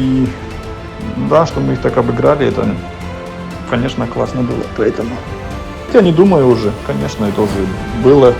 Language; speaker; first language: Russian; early bilingual, heritage; German